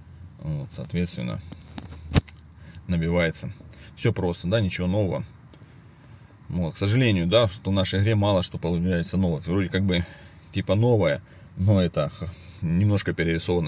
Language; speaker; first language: Russian; native; Russian